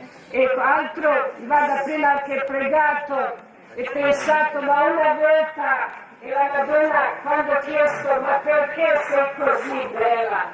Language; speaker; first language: Italian; non-native, learner; Croatian